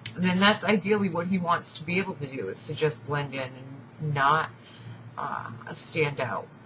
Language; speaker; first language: English; native; English